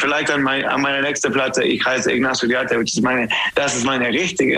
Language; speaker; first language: German; non-native, fluent; English